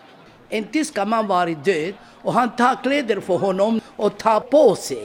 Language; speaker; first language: Swedish; non-native, learner; Romany